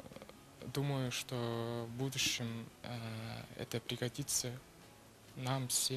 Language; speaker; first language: Russian; non-native, local second language; Kazakh